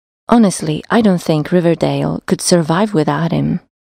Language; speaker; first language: English; non-native, fluent; Polish